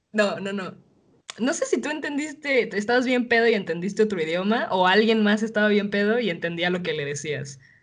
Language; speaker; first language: Spanish; native; Spanish